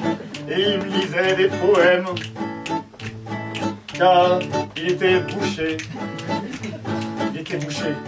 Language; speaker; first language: French; native; French